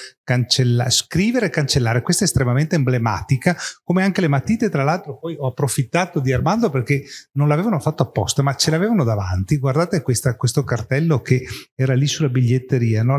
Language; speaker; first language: Italian; native; Italian